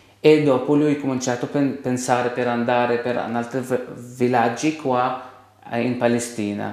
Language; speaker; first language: Italian; non-native, learner; Arabic